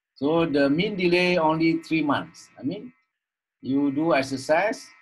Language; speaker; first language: English; non-native, local second language; Malay